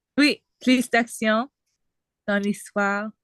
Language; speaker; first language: French; non-native, learner; English